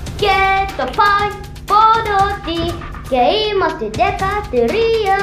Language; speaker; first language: Greek; non-native, learner; Arabic